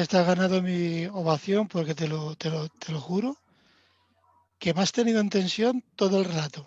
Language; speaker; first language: Spanish; native; Spanish